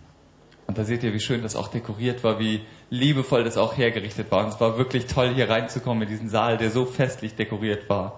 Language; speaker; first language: German; native; German